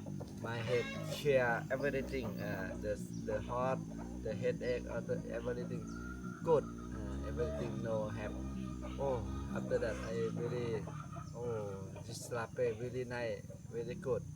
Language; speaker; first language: English; non-native, learner; Thai